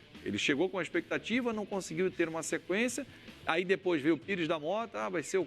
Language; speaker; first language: Portuguese; native; Portuguese